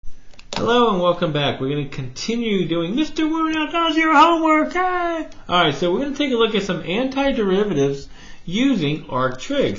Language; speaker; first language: English; native; English